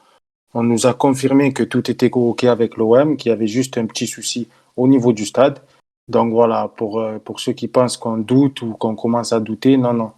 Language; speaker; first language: French; native; French